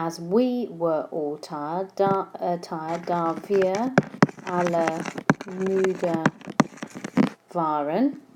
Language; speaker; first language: German; non-native, fluent; English